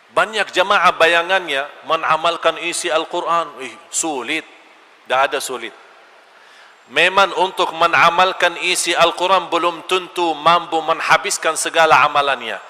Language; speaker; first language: Malay; non-native, fluent; Arabic